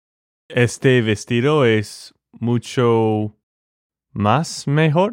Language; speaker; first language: Spanish; non-native, fluent; English